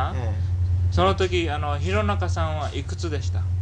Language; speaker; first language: Japanese; early bilingual, heritage; Japanese